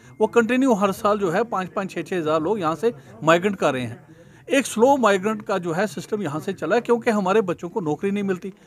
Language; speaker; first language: Hindi; non-native, local second language; Punjabi